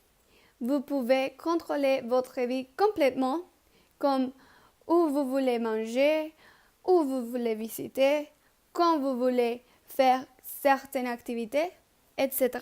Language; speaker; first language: French; non-native, learner; Spanish